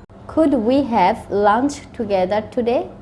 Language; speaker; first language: English; non-native, local second language; Bangla